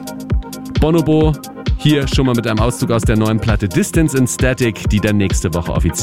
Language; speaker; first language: German; native; German